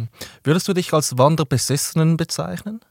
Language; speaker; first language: German; native; German